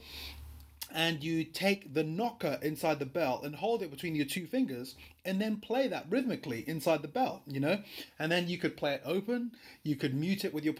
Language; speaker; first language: English; non-native, local second language; Yoruba